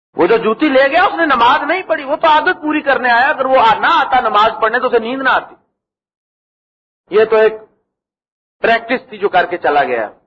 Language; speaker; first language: Urdu; native; Urdu